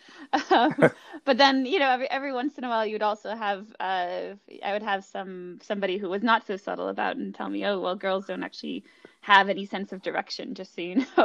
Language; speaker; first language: English; native; English